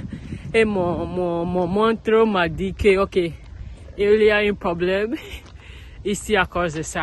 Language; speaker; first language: French; non-native, learner; English